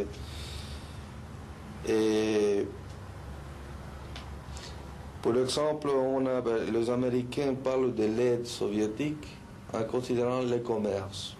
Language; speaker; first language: French; non-native, fluent; Spanish